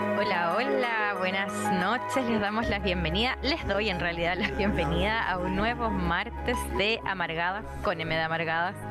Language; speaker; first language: Spanish; native; Spanish